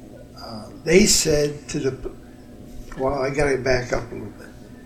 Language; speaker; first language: English; native; English